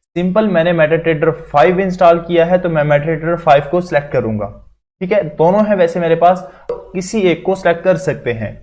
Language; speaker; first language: Urdu; non-native, local second language; Punjabi